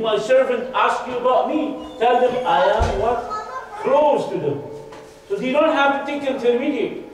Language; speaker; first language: English; non-native, fluent; Arabic